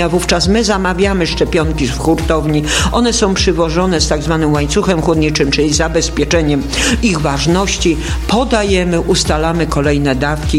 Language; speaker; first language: Polish; native; Polish